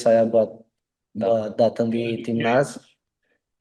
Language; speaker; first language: Indonesian; non-native, learner; Portuguese